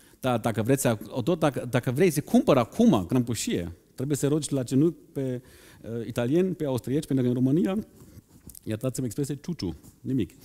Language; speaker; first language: Romanian; non-native, fluent; German